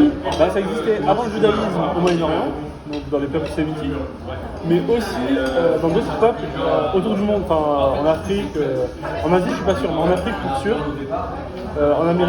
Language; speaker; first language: French; native; French